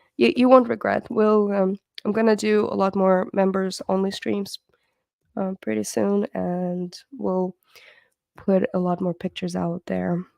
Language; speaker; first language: English; non-native, fluent; Russian